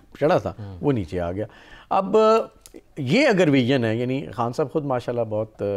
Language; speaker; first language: Urdu; non-native, local second language; Punjabi